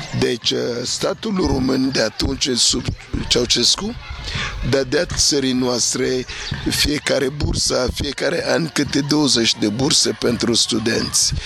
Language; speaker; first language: Romanian; non-native, fluent; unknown